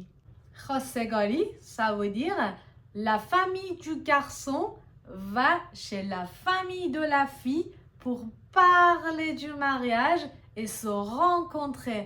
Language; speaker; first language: French; non-native, fluent; Persian